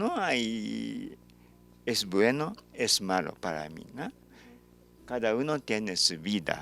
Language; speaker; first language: Spanish; non-native, learner; Japanese